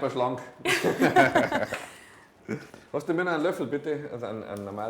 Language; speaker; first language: German; native; German